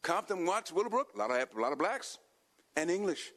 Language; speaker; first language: English; native; English